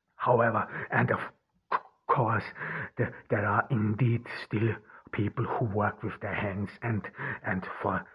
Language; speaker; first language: English; non-native, fluent; Turkish